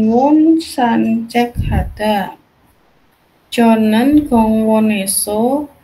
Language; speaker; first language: Korean; non-native, learner; Indonesian